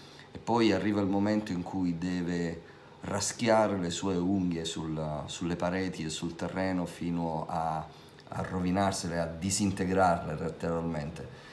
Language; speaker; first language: Italian; native; Italian